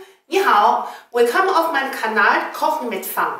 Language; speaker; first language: German; non-native, learner; Chinese